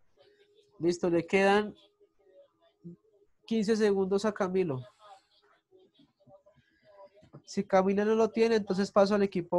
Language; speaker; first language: Spanish; native; Spanish